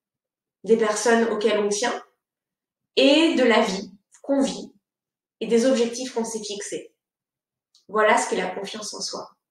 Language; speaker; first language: French; native; French